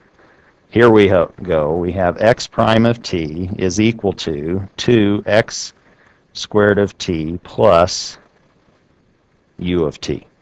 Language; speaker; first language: English; native; English